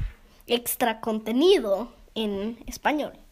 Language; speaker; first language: Spanish; early bilingual, heritage; Spanish